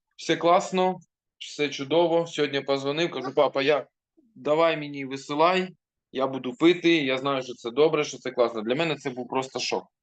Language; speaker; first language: Ukrainian; non-native, local second language; Russian